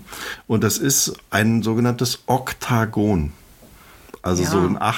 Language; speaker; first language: German; native; German